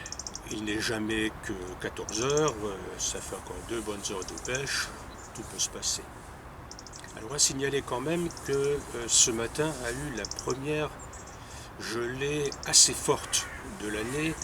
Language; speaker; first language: French; native; French